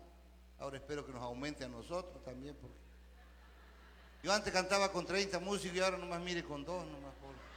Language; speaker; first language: Spanish; native; Spanish